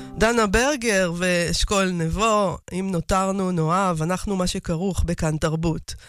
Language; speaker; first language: Hebrew; native; Hebrew